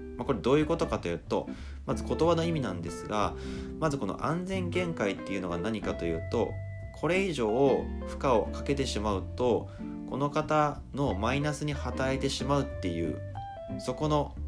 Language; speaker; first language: Japanese; native; Japanese